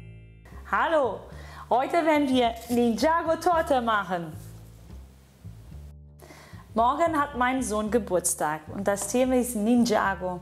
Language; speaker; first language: German; non-native, fluent; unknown